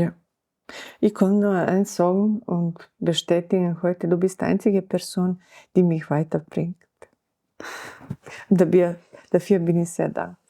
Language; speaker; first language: German; non-native, learner; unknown